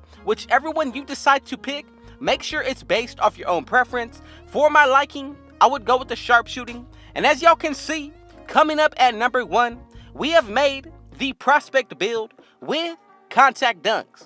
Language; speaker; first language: English; native; English